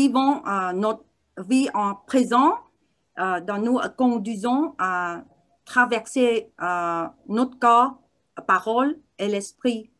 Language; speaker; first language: French; non-native, learner; Vietnamese